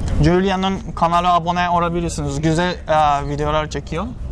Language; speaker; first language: Turkish; non-native, learner; Japanese